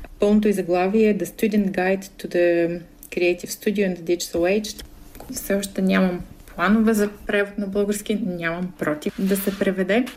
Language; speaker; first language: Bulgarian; native; Bulgarian